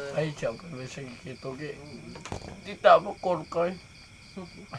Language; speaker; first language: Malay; non-native, local second language; Sundanese